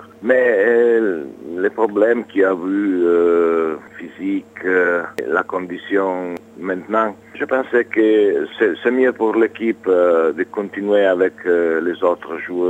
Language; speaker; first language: French; non-native, learner; Italian